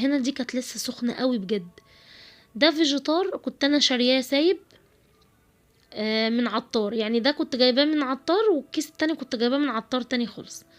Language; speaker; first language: Arabic; native; Arabic